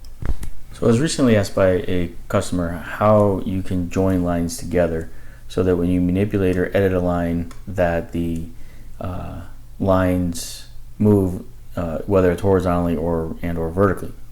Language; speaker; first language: English; native; English